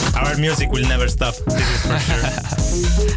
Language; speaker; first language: English; non-native, fluent; Italian